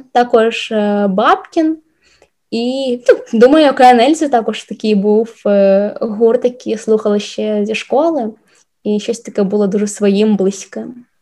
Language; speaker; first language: Ukrainian; non-native, local second language; Russian